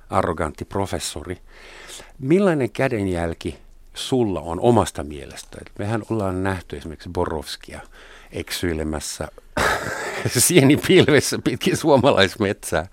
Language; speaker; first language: Finnish; non-native, fluent; German